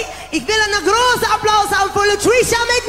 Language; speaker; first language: German; non-native, learner; English